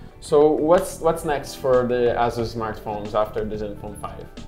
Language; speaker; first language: English; non-native, fluent; Portuguese